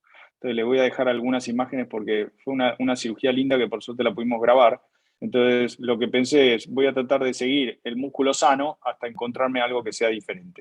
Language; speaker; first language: Spanish; native; Spanish